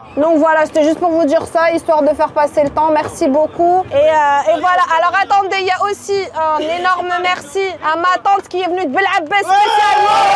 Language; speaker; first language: French; early bilingual, other home language; Arabic